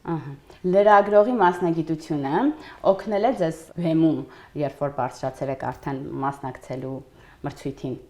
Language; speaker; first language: Armenian; native; Armenian